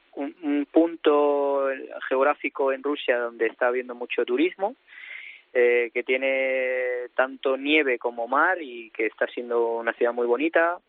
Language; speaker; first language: Spanish; native; Spanish